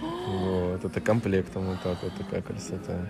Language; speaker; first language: Russian; native; Russian